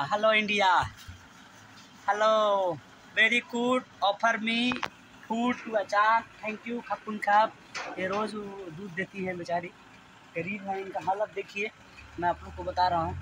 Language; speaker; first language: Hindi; non-native, local second language; Bhojpuri